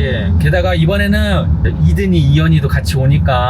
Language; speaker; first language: Korean; native; Korean